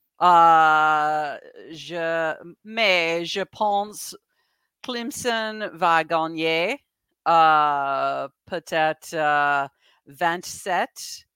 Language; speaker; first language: French; non-native, learner; English